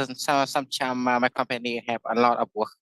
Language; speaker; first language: English; non-native, learner; Vietnamese